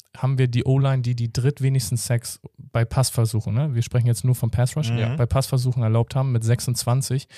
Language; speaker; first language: German; native; German